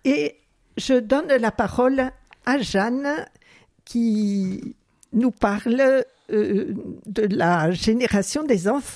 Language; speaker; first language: French; native; French